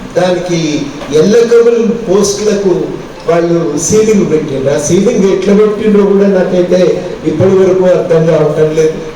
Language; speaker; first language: Telugu; native; Telugu